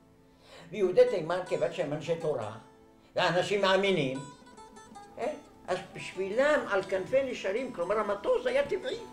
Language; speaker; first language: Hebrew; non-native, fluent; Arabic